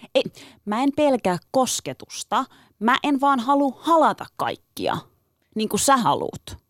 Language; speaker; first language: Finnish; early bilingual, other home language; Turkish